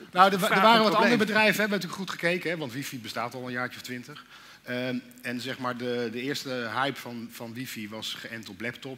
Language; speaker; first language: Dutch; native; Dutch